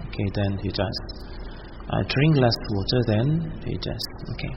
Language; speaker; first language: English; non-native, local second language; Indonesian